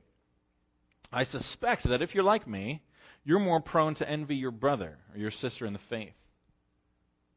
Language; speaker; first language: English; native; English